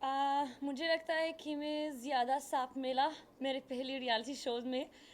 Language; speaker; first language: Hindi; non-native, learner; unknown